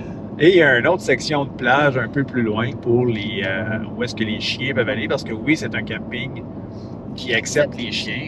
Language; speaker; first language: French; native; French